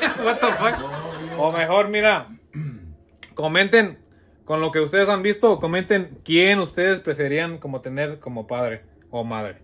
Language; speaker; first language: Spanish; early bilingual, heritage; Spanish